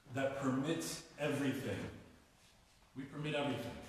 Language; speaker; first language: English; native; English